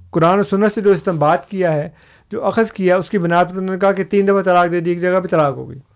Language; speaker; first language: Urdu; non-native, local second language; Punjabi